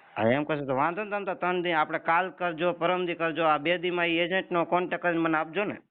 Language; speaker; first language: Gujarati; native; Gujarati